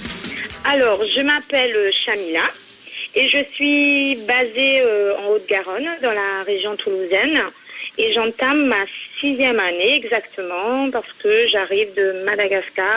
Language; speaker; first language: French; non-native, local second language; Malagasy